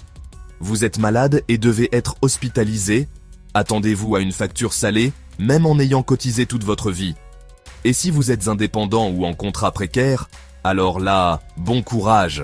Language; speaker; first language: French; native; French